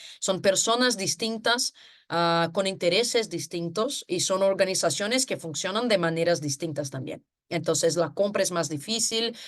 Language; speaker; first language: Spanish; non-native, fluent; Portuguese